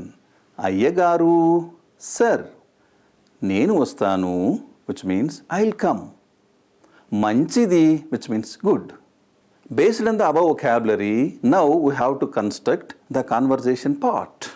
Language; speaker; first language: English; non-native, local second language; Telugu